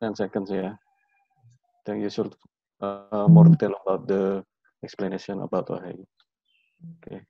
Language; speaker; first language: English; non-native, learner; Indonesian